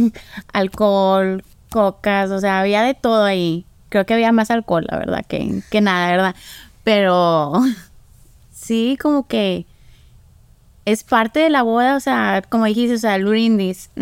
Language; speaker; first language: Spanish; early bilingual, heritage; Spanish